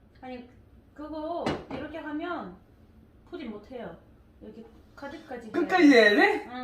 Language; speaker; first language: Korean; non-native, learner; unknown